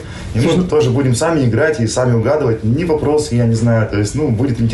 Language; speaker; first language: Russian; native; Russian